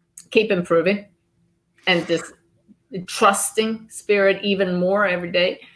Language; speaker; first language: English; native; English